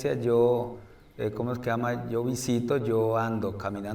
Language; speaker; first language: Spanish; native; Spanish